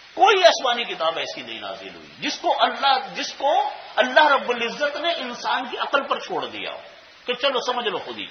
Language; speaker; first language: Urdu; native; Urdu